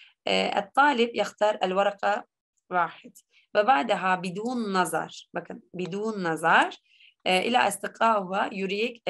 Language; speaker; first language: Arabic; non-native, learner; Turkish